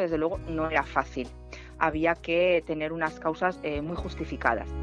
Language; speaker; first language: Spanish; native; Spanish